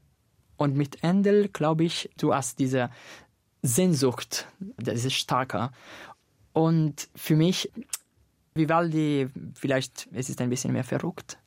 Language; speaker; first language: German; non-native, learner; Italian